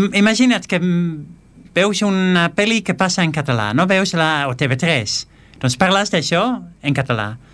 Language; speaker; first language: Catalan; non-native, fluent; Dutch